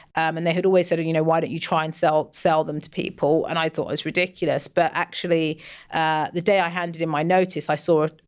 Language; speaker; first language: English; native; English